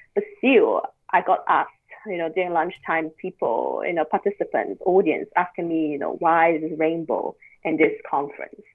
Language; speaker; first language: English; non-native, local second language; Cantonese